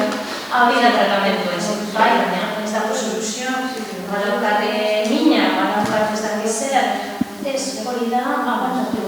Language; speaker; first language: Basque; non-native, learner; Spanish